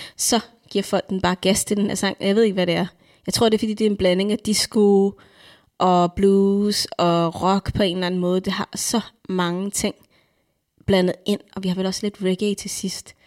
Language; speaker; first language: Danish; native; Danish